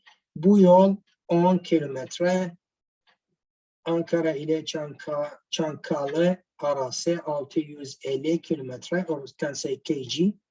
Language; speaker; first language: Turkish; non-native, fluent; Arabic